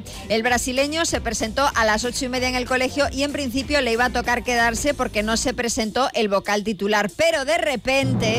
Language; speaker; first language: Spanish; native; Spanish